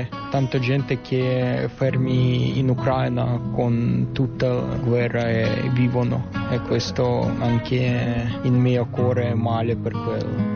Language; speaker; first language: Italian; non-native, learner; Ukrainian